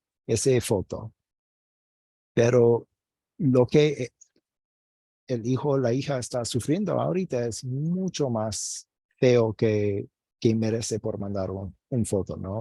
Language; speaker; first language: Spanish; non-native, fluent; English